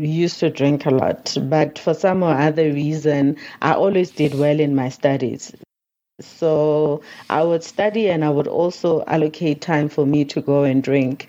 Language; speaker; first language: English; non-native, local second language; Tswana